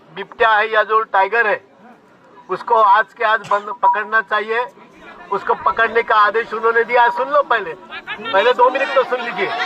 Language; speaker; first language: Hindi; non-native, local second language; Marathi